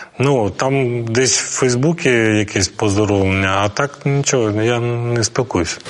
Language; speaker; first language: Ukrainian; non-native, local second language; Russian